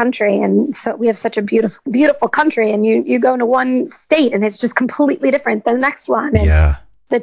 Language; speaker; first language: English; native; English